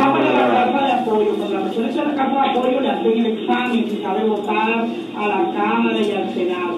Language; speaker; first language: Spanish; native; Spanish